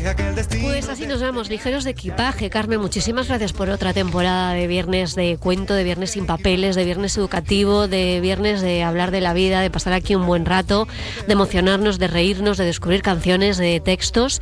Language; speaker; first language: Spanish; native; Spanish